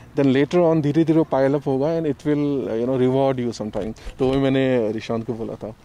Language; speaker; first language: Hindi; native; Hindi